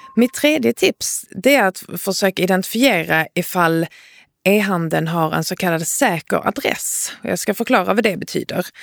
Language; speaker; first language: Swedish; native; Swedish